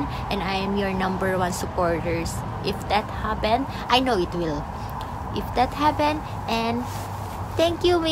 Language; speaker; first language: English; non-native, local second language; Filipino